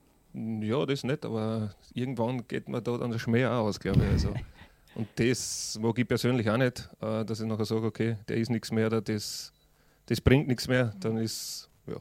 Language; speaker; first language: German; native; German